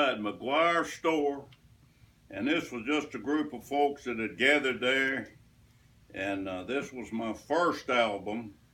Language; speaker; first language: English; native; English